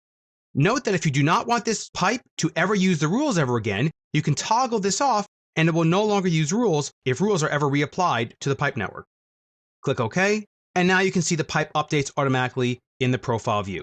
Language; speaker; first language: English; native; English